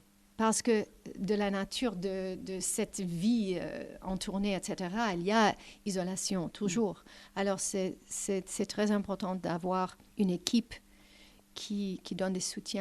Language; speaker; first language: French; non-native, fluent; English